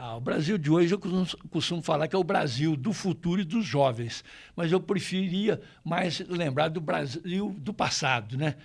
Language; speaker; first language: Portuguese; native; Portuguese